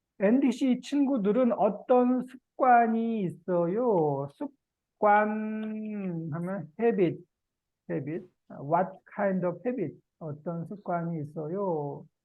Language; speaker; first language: Korean; native; Korean